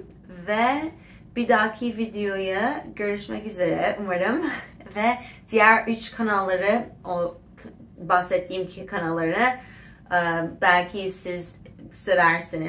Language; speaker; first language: Turkish; non-native, fluent; English